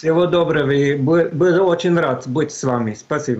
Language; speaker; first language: Russian; non-native, fluent; Swedish